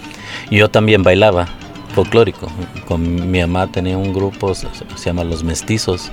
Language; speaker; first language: Spanish; early bilingual, heritage; Spanish